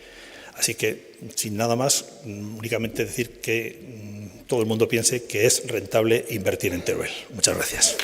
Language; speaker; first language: Spanish; native; Spanish